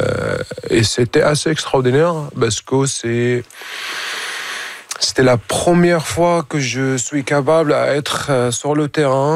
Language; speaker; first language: French; non-native, fluent; Arabic